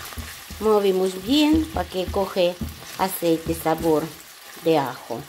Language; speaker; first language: Spanish; non-native, learner; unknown